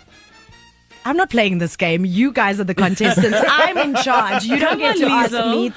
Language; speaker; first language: English; native; English